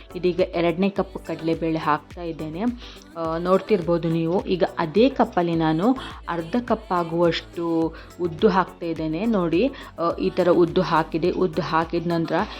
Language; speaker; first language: Kannada; non-native, local second language; Tulu